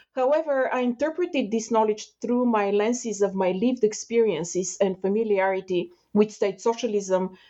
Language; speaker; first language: English; non-native, fluent; Bulgarian